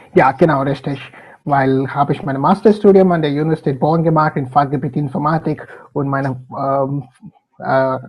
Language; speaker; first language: German; non-native, fluent; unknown